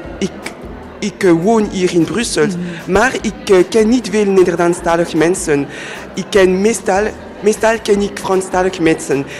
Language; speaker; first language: Dutch; non-native, local second language; French